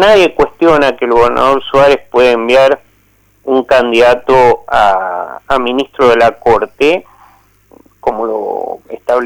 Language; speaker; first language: Spanish; native; Spanish